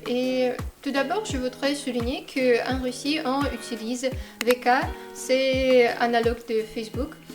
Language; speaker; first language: French; non-native, fluent; Russian